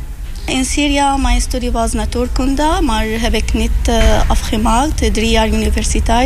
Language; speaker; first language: Dutch; non-native, learner; Arabic